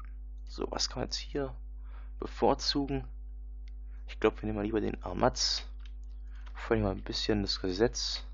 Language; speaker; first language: German; native; German